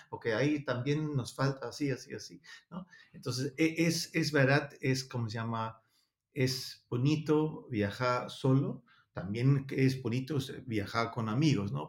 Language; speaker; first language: Spanish; non-native, learner; Danish